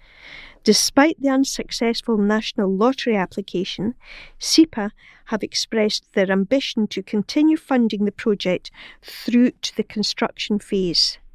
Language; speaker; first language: English; native; English